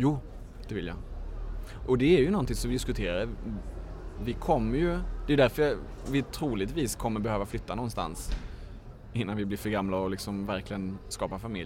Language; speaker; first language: Swedish; native; Swedish